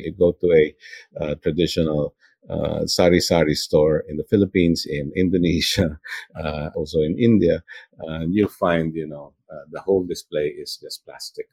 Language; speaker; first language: English; non-native, local second language; Filipino